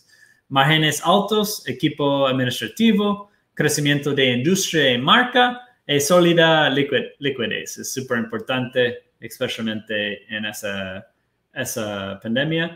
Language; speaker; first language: Spanish; non-native, fluent; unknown